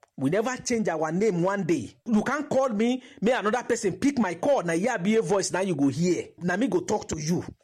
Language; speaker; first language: Nigerian Pidgin; non-native, local second language; Yoruba